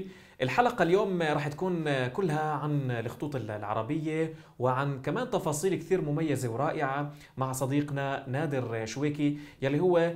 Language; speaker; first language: Arabic; native; Arabic